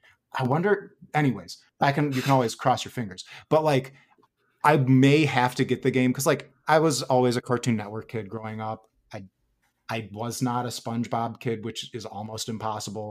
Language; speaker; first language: English; native; English